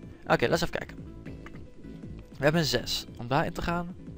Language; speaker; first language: English; non-native, fluent; Dutch